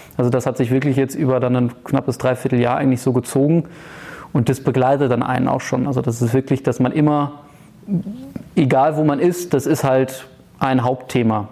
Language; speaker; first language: German; early bilingual, heritage; German